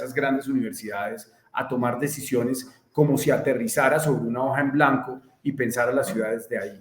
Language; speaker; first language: Spanish; native; Spanish